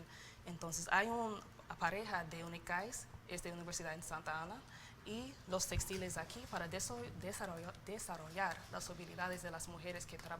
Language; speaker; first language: Spanish; non-native, learner; English